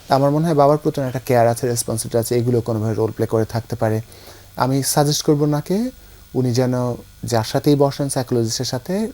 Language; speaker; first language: Bangla; native; Bangla